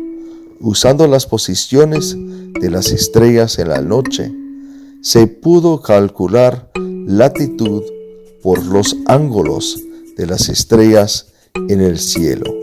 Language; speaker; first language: Spanish; non-native, fluent; English